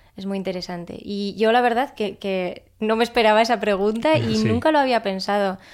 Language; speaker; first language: Spanish; native; Spanish